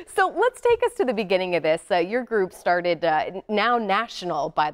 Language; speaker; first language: English; native; English